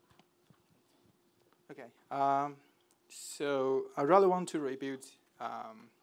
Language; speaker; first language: English; non-native, fluent; Chinese